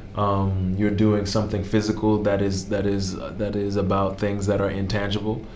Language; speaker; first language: English; native; English